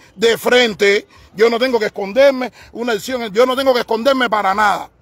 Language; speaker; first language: Spanish; native; Spanish